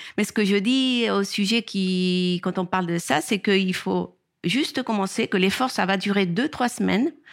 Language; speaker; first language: French; non-native, fluent; Spanish